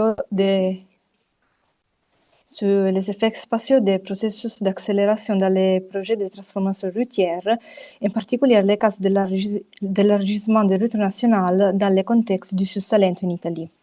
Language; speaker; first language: French; non-native, fluent; Italian